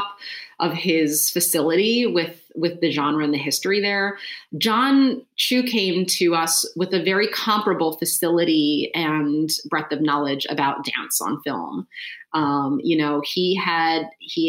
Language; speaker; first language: English; native; English